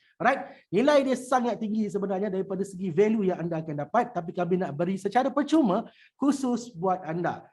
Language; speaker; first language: Malay; native; Malay